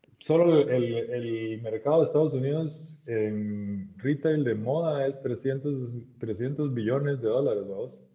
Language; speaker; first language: Spanish; native; Spanish